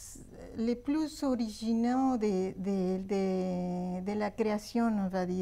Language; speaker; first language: French; non-native, fluent; Spanish